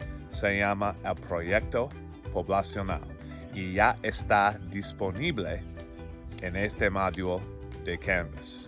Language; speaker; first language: Spanish; non-native, fluent; English